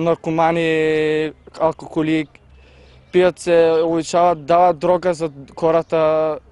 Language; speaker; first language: Bulgarian; non-native, local second language; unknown